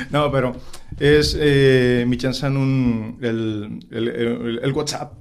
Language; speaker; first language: Catalan; non-native, local second language; Spanish